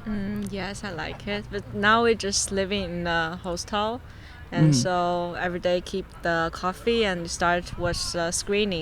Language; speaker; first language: English; non-native, fluent; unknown